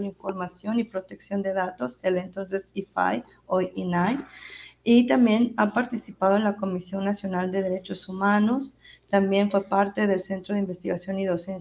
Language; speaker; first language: Spanish; native; Spanish